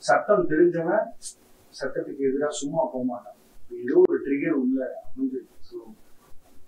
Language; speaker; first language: Tamil; native; Tamil